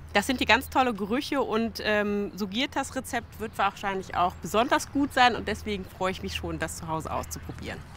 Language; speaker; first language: German; native; German